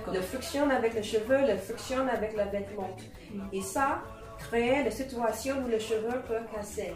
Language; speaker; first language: French; non-native, learner; English